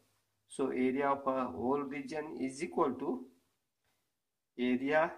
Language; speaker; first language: English; non-native, local second language; Gujarati